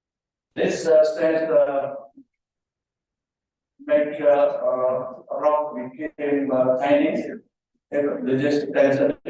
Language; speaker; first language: English; non-native, learner; Indonesian